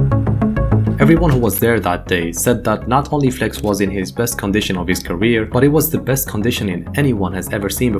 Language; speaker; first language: English; native; English